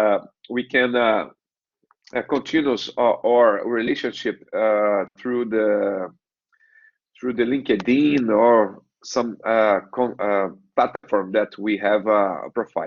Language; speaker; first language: English; non-native, learner; Portuguese